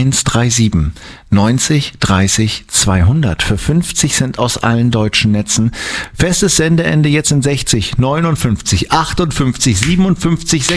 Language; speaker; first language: German; native; German